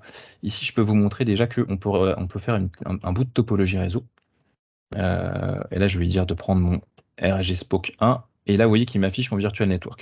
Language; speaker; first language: French; native; French